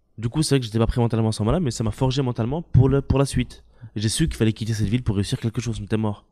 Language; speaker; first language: French; early bilingual, other home language; Arabic